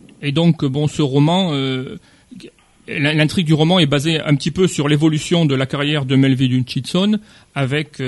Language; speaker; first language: French; native; French